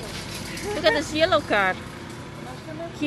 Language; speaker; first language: English; non-native, learner; Indonesian